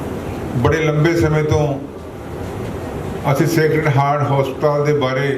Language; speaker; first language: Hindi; non-native, local second language; Punjabi